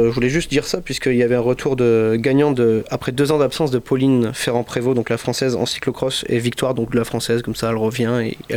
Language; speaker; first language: French; native; French